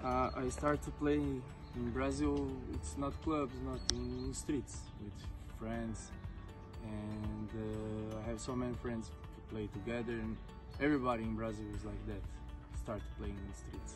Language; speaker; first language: English; non-native, learner; Portuguese